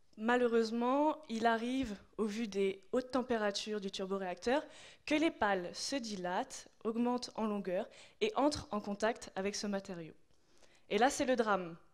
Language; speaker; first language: French; native; French